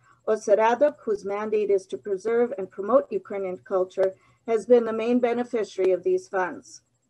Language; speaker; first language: English; early bilingual, other home language; Ukrainian